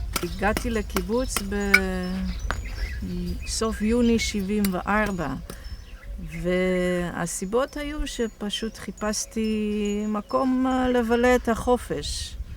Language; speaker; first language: Hebrew; non-native, fluent; Dutch